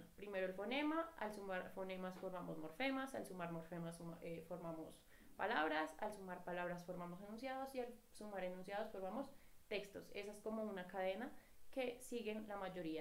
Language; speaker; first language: Spanish; native; Spanish